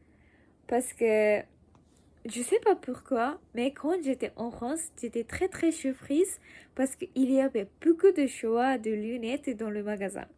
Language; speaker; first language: French; non-native, learner; Japanese